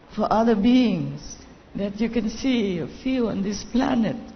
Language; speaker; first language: English; non-native, fluent; Vietnamese